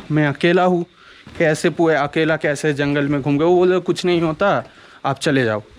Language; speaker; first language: Hindi; non-native, local second language; Bangla